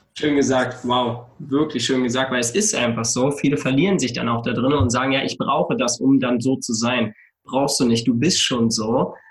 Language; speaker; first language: German; native; German